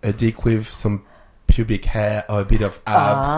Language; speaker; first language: English; non-native, fluent; French